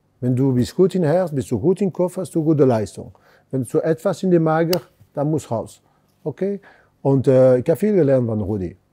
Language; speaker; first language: German; non-native, fluent; French